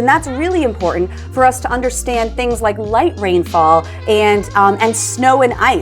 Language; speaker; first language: English; native; English